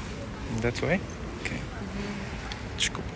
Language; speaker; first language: English; non-native, learner; Arabic